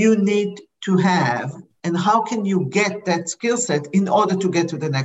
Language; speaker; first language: English; non-native, fluent; Hebrew